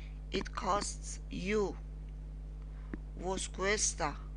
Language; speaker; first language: English; non-native, fluent; Persian